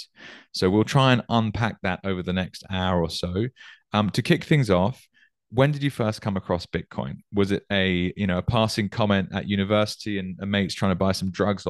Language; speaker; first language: English; native; English